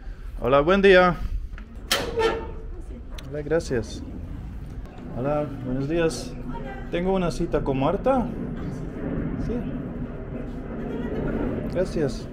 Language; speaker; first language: Spanish; non-native, learner; Dutch